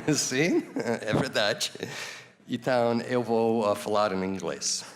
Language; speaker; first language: Portuguese; non-native, learner; English